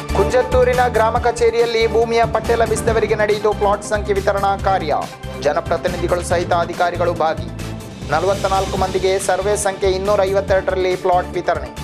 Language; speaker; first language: Kannada; native; Kannada